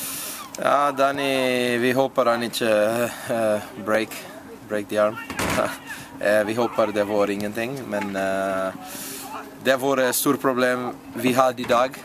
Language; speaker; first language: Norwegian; non-native, learner; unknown